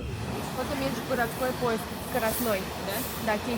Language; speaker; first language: Russian; native; Russian